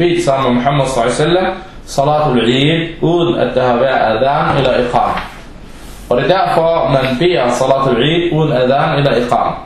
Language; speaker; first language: Danish; non-native, fluent; Arabic